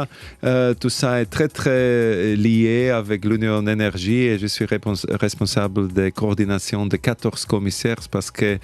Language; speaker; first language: French; non-native, fluent; Slovak